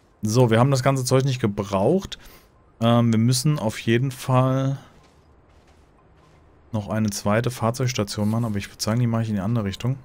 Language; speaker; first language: German; native; German